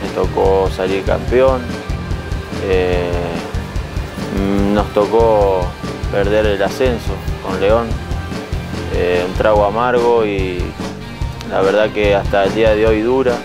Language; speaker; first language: Spanish; native; Spanish